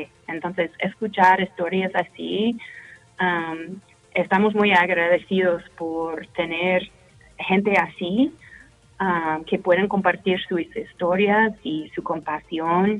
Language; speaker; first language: Spanish; non-native, fluent; English